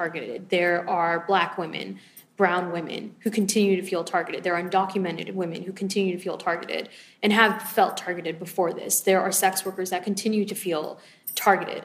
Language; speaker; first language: English; native; English